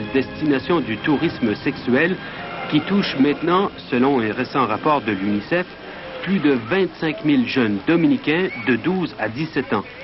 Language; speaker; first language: French; native; French